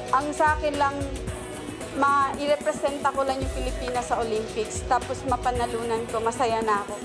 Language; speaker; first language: Filipino; native; Filipino